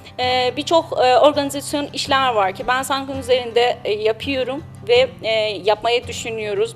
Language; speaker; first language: Turkish; non-native, learner; Persian